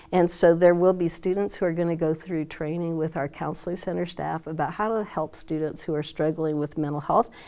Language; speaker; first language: English; native; English